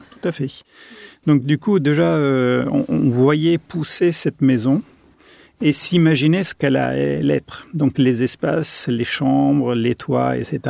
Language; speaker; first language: French; non-native, fluent; German